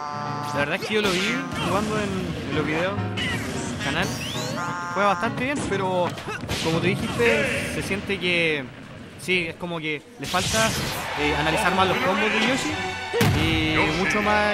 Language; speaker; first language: Spanish; native; Spanish